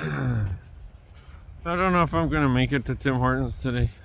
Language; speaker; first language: English; native; English